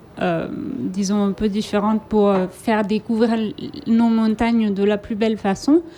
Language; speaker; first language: French; non-native, local second language; Italian